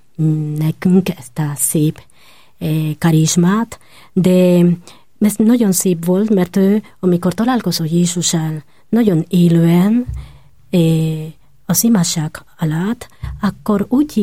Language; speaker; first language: Hungarian; non-native, learner; Spanish